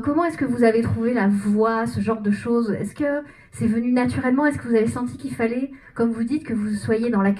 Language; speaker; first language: French; native; French